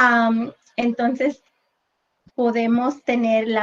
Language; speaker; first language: Spanish; early bilingual, heritage; English